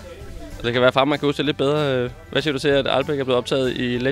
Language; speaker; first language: Danish; native; Danish